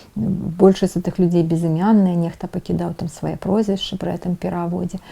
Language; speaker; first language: Belarusian; non-native, local second language; Russian